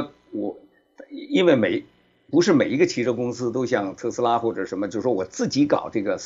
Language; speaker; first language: Chinese; native; Chinese